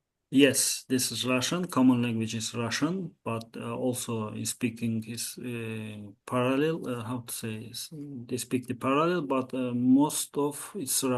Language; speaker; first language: English; non-native, learner; Azerbaijani